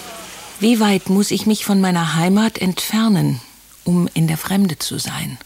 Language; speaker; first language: German; native; German